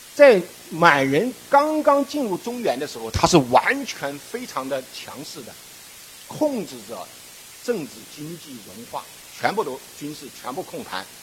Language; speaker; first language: Chinese; native; Chinese